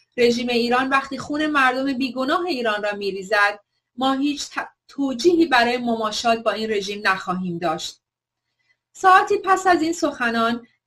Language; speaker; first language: Persian; native; Persian